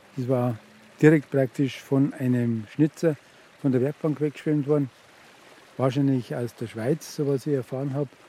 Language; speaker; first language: German; native; German